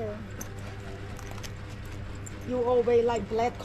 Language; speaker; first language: English; non-native, learner; Khmer